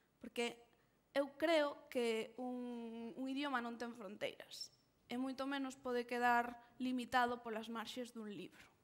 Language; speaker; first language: Galician; non-native, local second language; Spanish